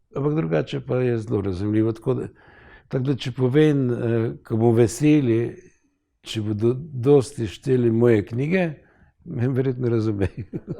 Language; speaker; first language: Slovenian; native; Slovenian